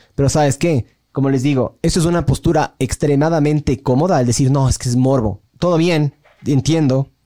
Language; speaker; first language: Spanish; native; Spanish